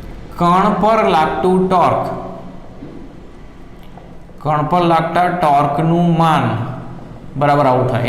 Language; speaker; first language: Gujarati; native; Gujarati